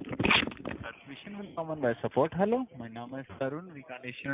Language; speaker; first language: German; non-native, learner; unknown